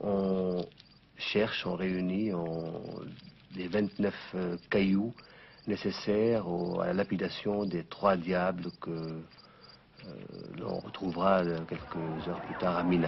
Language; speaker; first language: French; non-native, local second language; Arabic